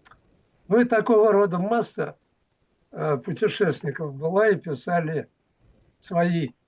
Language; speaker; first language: Russian; native; Russian